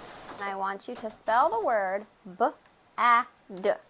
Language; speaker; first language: English; native; English